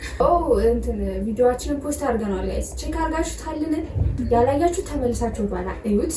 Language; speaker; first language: Amharic; native; Amharic